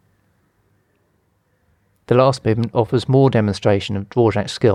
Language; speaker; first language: English; native; English